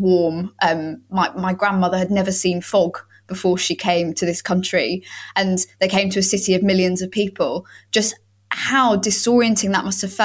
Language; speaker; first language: English; native; English